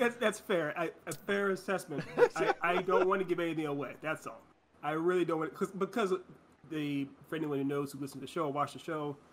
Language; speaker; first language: English; native; English